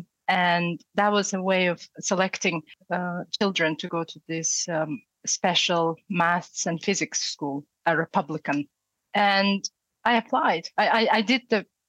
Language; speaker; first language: English; non-native, fluent; Russian